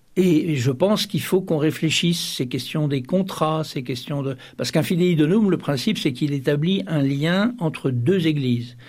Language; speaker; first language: French; native; French